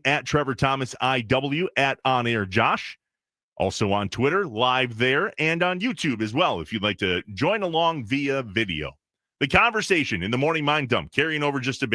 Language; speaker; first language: English; native; English